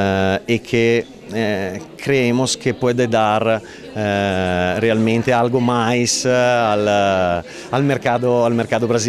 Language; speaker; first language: Portuguese; non-native, learner; Italian